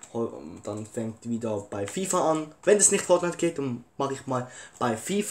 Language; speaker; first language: German; early bilingual, other home language; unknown